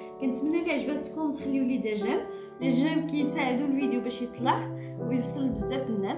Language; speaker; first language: Arabic; native; Arabic